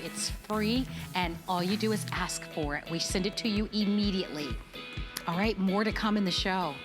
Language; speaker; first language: English; native; English